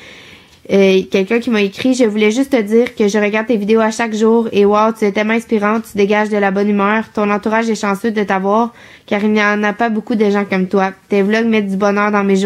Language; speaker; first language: French; native; French